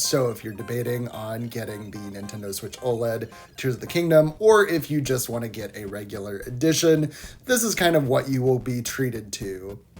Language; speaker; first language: English; native; English